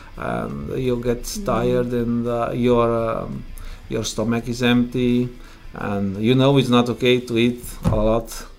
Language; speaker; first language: English; non-native, fluent; Romanian